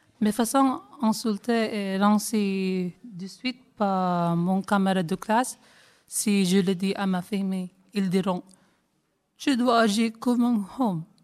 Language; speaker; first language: French; non-native, learner; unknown